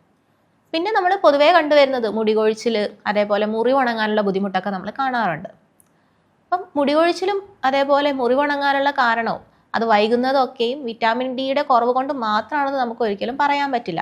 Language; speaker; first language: Malayalam; native; Malayalam